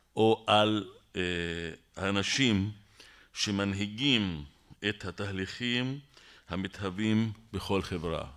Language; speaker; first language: Hebrew; non-native, local second language; Arabic